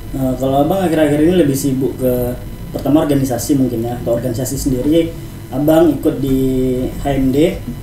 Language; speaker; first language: Indonesian; native; Indonesian